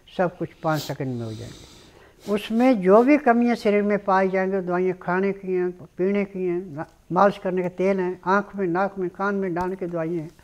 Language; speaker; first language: Hindi; native; Hindi